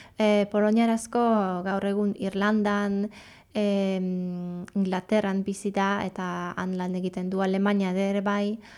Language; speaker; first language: Basque; non-native, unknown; Polish